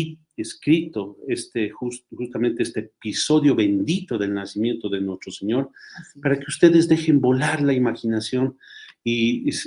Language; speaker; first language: Spanish; native; Spanish